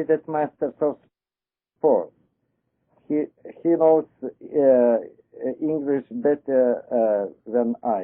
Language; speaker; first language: English; non-native, learner; Lithuanian